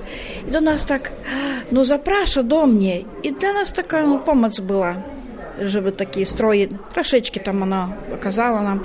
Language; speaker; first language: Polish; non-native, learner; Russian